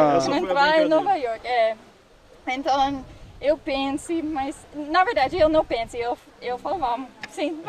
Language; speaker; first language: Portuguese; non-native, learner; English